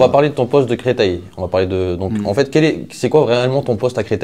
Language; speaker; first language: French; native; French